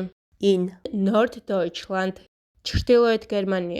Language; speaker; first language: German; non-native, fluent; Georgian